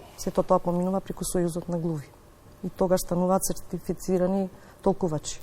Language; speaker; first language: Macedonian; native; Macedonian